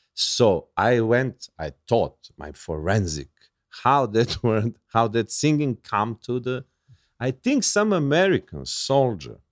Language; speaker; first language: English; non-native, learner; Serbian